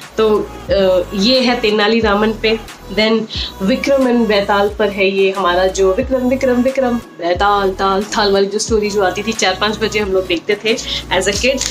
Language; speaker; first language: Hindi; native; Hindi